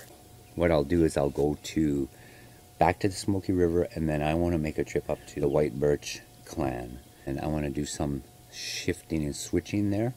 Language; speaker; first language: English; native; English